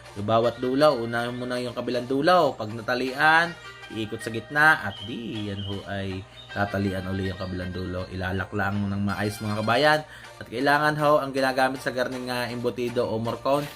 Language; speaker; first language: Filipino; native; Filipino